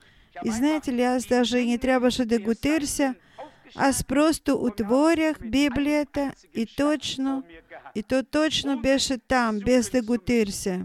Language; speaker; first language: Bulgarian; non-native, fluent; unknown